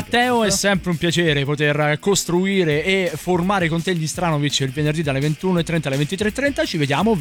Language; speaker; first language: Italian; native; Italian